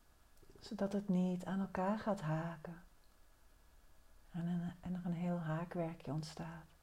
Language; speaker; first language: Dutch; native; Dutch